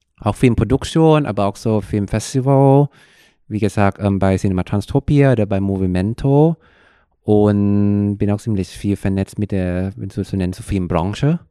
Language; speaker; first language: German; non-native, fluent; Thai